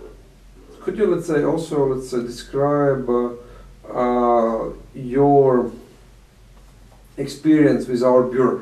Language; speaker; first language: English; non-native, fluent; Latvian